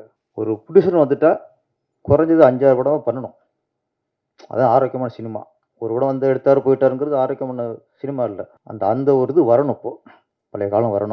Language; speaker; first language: Tamil; native; Tamil